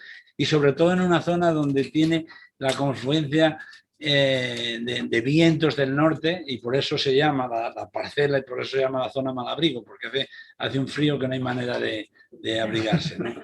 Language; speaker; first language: Spanish; native; Spanish